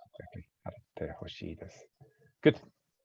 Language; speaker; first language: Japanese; non-native, fluent; English